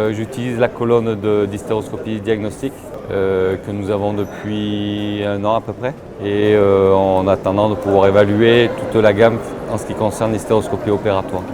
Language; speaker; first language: French; native; French